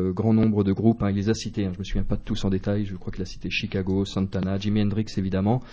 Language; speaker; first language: French; native; French